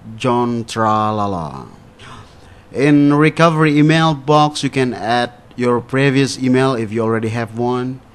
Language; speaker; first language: English; non-native, fluent; Indonesian